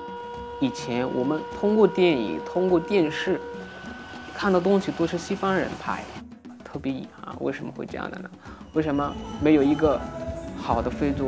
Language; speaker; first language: Chinese; non-native, fluent; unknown